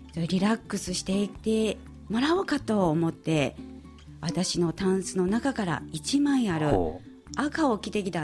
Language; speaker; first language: Japanese; native; Japanese